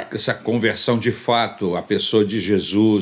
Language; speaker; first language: Portuguese; native; Portuguese